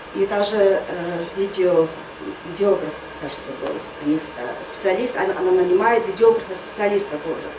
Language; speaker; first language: Russian; non-native, fluent; Mongolian